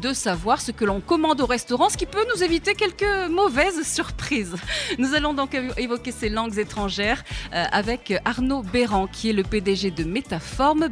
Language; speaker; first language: French; native; French